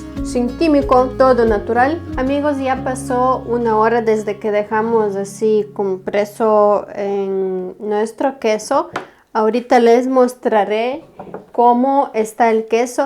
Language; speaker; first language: Spanish; non-native, fluent; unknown